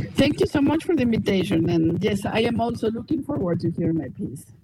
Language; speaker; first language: English; non-native, fluent; Spanish